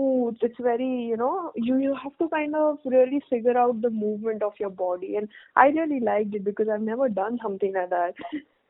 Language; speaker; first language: English; non-native, local second language; Hindi